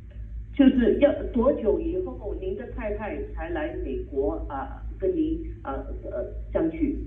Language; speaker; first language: Chinese; native; Chinese